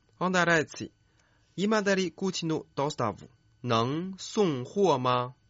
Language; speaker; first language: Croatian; non-native, fluent; Chinese